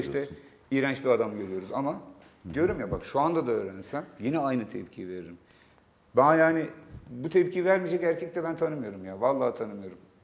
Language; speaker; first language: Turkish; native; Turkish